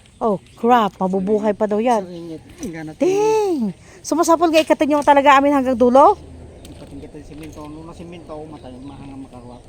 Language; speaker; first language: Filipino; non-native, local second language; Pangasinan